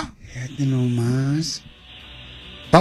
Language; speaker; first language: Spanish; native; Spanish